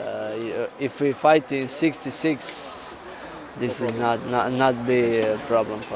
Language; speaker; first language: English; non-native, learner; Polish